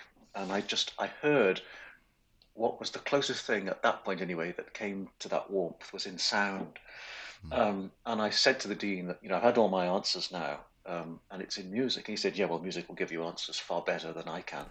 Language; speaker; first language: English; native; English